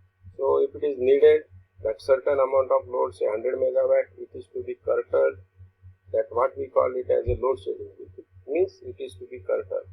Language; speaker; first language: English; non-native, local second language; Marathi